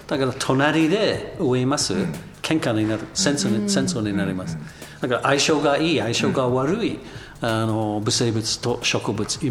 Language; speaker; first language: Japanese; non-native, learner; English